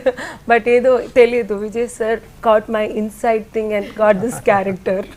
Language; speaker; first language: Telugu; non-native, learner; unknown